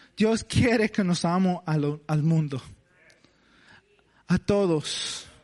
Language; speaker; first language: Spanish; early bilingual, heritage; English